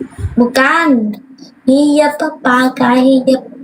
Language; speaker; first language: Indonesian; non-native, learner; Vietnamese